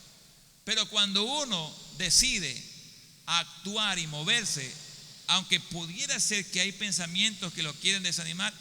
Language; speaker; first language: Spanish; native; Spanish